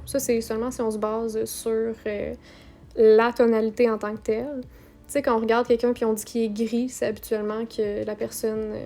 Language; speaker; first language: French; native; French